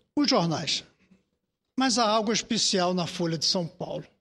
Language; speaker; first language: Portuguese; native; Portuguese